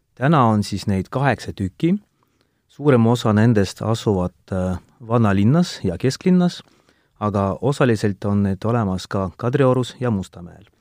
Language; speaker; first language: Estonian; non-native, local second language; Russian